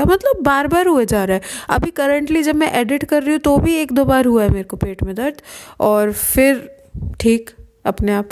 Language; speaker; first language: Hindi; native; Hindi